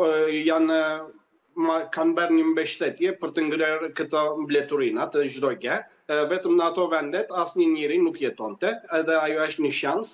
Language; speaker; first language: Albanian; early bilingual, heritage; Albanian